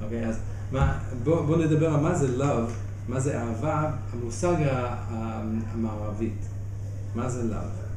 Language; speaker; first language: Hebrew; non-native, fluent; English